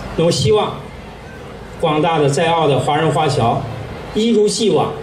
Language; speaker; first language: Chinese; native; Chinese